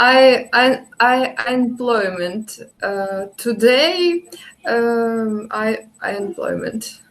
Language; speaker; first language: English; non-native, learner; Russian